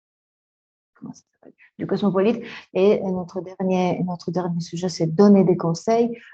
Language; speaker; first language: French; non-native, fluent; Spanish